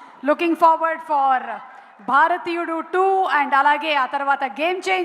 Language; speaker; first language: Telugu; native; Telugu